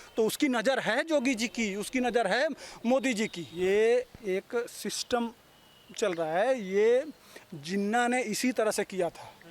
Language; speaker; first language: Hindi; native; Hindi